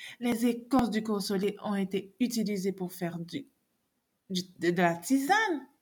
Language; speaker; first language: French; non-native, local second language; Haitian Creole